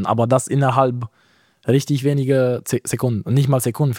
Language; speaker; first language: German; non-native, fluent; Romanian